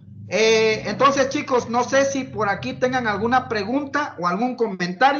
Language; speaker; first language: Spanish; native; Spanish